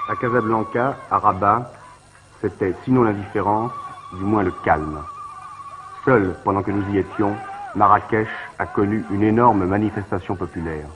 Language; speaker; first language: French; native; French